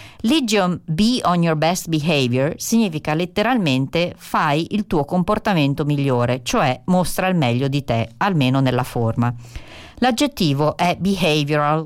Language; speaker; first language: Italian; native; Italian